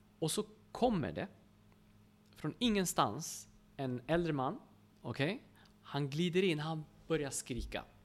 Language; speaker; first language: Swedish; early bilingual, other home language; Kurdish